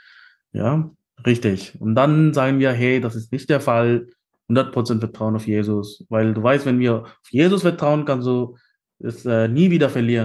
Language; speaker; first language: German; non-native, fluent; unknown